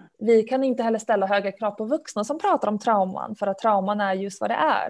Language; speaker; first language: Swedish; early bilingual, other home language; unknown